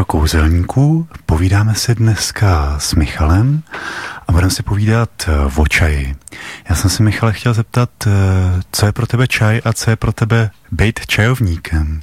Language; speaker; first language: Czech; native; Czech